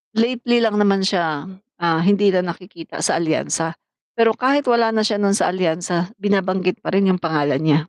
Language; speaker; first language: Filipino; non-native, local second language; Cebuano